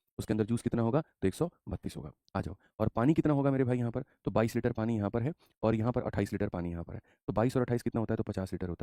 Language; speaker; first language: Hindi; native; Hindi